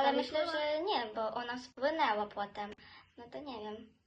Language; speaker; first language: Polish; non-native, learner; Ukrainian